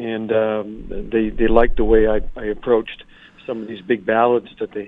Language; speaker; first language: English; native; English